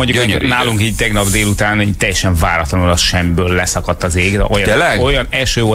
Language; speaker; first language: Hungarian; native; Hungarian